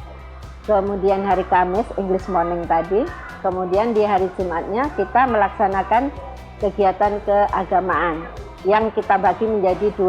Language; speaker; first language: Indonesian; native; Indonesian